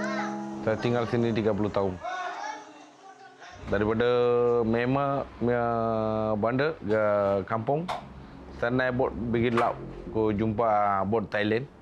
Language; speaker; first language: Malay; non-native, learner; Rohingya